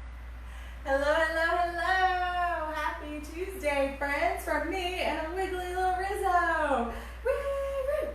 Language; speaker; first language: English; native; English